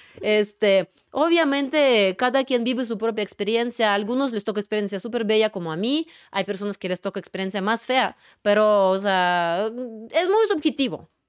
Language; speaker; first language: Spanish; non-native, fluent; Russian